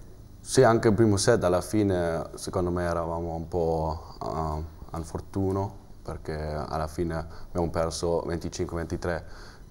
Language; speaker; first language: Italian; non-native, learner; German